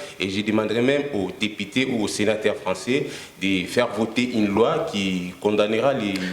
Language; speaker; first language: French; non-native, local second language; Lingala